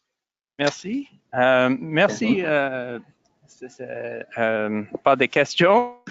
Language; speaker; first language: French; non-native, learner; English